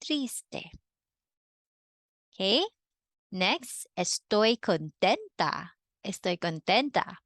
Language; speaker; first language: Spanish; non-native, fluent; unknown